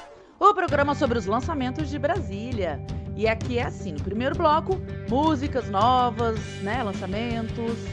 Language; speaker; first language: Portuguese; native; Portuguese